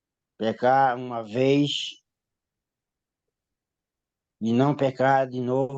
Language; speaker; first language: Portuguese; native; Portuguese